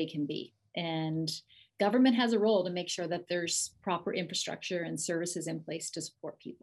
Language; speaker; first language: English; native; English